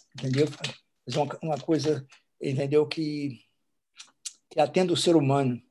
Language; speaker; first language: Portuguese; native; Portuguese